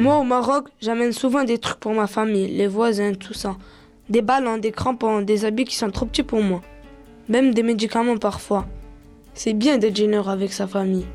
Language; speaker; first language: French; early bilingual, other home language; Arabic